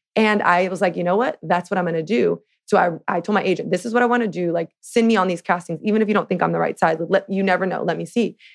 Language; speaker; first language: English; native; English